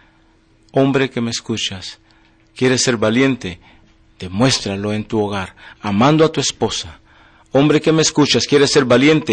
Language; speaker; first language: Spanish; native; Spanish